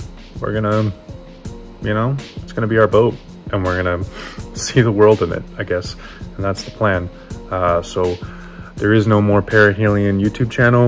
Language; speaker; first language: English; native; English